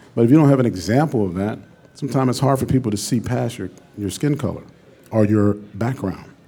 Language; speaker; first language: English; native; English